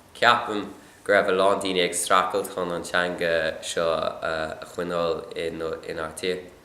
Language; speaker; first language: Irish; non-native, local second language; English